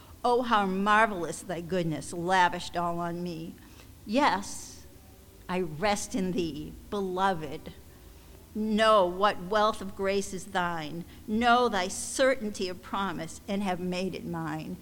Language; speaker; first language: English; native; English